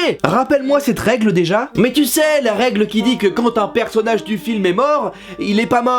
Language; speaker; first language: French; native; French